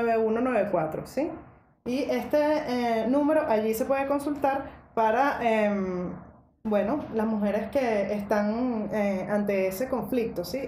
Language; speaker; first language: Spanish; native; Spanish